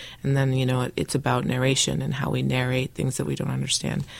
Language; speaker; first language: English; early bilingual, other home language; Spanish